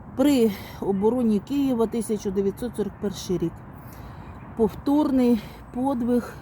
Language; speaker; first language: Ukrainian; non-native, local second language; Russian